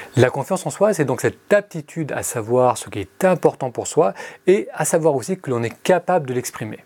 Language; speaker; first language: French; early bilingual, other home language; Arabic